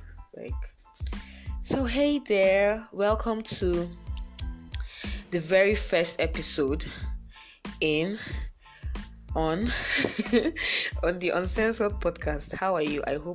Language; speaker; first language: English; non-native, local second language; Igbo